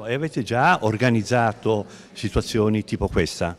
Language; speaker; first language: Italian; native; Italian